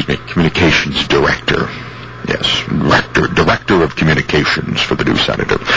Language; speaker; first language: English; native; English